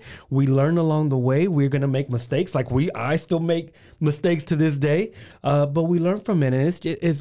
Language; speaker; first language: English; early bilingual, other home language; Spanish